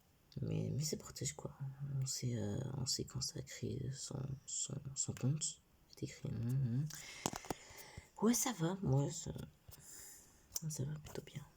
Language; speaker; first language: French; native; French